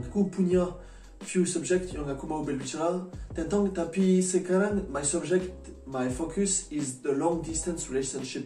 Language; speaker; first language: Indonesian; non-native, learner; French